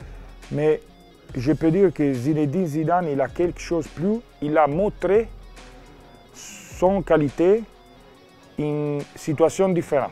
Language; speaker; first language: French; non-native, learner; Italian